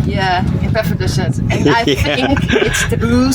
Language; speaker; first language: English; non-native, fluent; Dutch